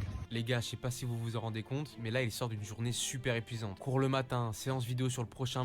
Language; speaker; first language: French; native; French